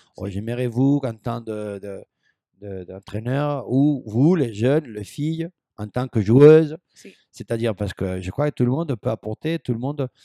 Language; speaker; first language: French; non-native, fluent; Spanish